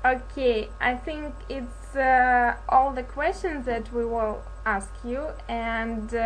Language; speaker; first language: English; non-native, learner; Russian